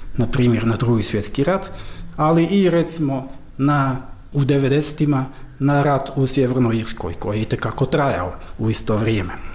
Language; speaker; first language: Croatian; non-native, fluent; Dutch